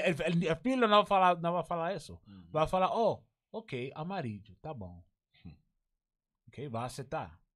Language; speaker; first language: Portuguese; non-native, learner; Spanish